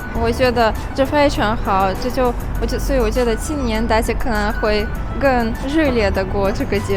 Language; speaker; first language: Chinese; non-native, fluent; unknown